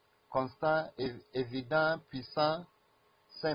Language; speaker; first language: French; non-native, learner; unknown